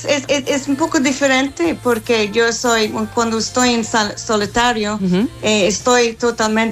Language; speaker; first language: Spanish; non-native, fluent; English